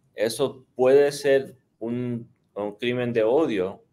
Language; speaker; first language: Spanish; native; Spanish